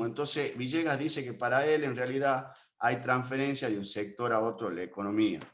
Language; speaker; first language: Spanish; native; Spanish